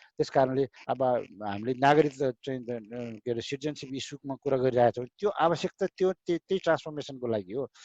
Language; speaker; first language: Nepali; native; Nepali